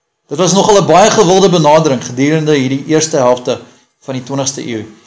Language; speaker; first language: Afrikaans; early bilingual, heritage; Afrikaans